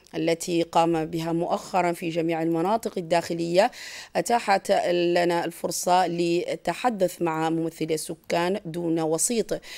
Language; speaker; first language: Arabic; non-native, local second language; Somali